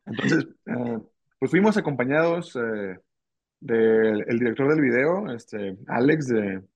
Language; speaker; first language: Spanish; native; Spanish